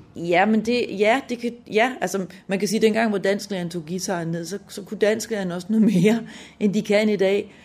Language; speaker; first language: Danish; native; Danish